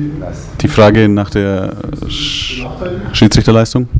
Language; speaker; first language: German; native; German